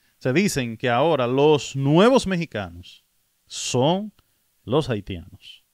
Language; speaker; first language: Spanish; native; Spanish